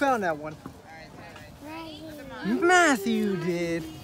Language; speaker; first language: English; native; English